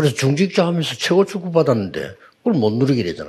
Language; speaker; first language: Korean; native; Korean